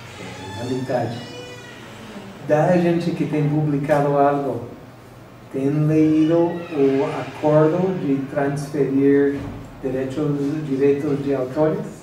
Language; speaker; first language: Portuguese; non-native, learner; English